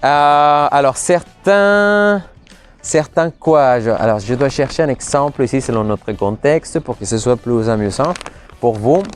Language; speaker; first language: French; non-native, fluent; Spanish